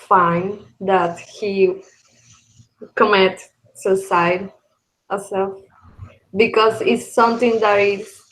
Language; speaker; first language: English; non-native, learner; Spanish